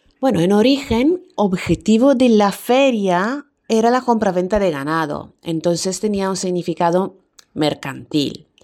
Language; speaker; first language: Spanish; non-native, fluent; Italian